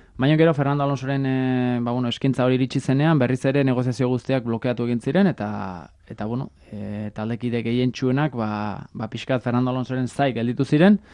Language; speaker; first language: Basque; native; Basque